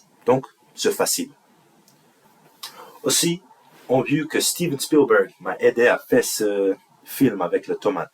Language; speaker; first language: French; non-native, learner; English